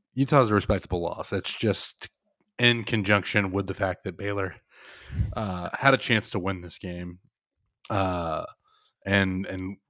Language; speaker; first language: English; native; English